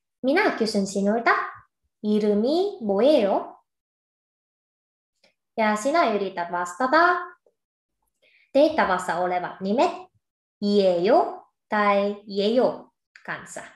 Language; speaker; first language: Finnish; non-native, fluent; Korean